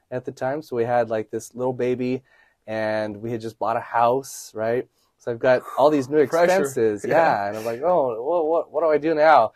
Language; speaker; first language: English; native; English